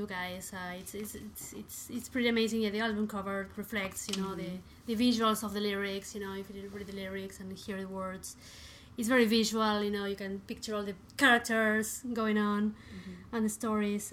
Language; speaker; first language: English; non-native, fluent; Spanish